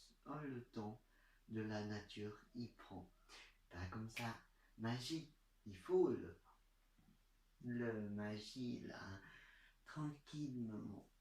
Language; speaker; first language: French; non-native, learner; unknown